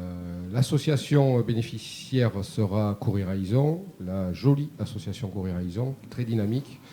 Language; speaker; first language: French; native; French